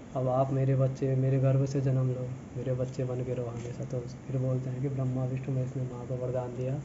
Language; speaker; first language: Hindi; native; Hindi